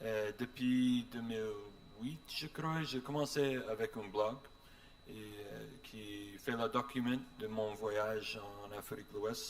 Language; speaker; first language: French; non-native, learner; English